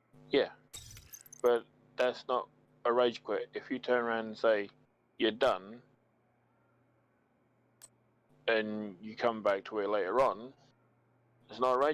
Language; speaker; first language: English; native; English